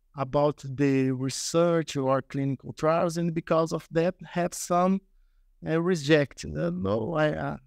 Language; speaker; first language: English; non-native, learner; Portuguese